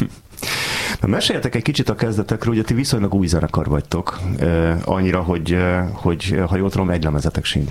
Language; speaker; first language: Hungarian; native; Hungarian